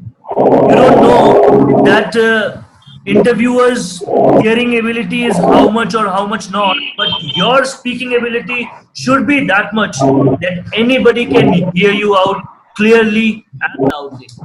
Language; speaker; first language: English; non-native, local second language; Hindi